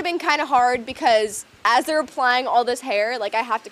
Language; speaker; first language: English; native; English